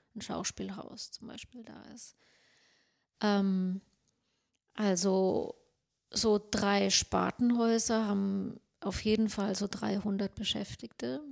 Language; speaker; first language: German; non-native, local second language; Swedish